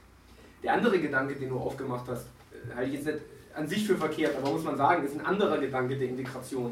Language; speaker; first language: German; native; German